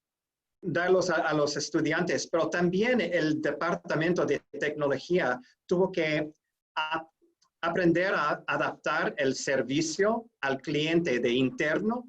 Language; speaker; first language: Spanish; non-native, fluent; English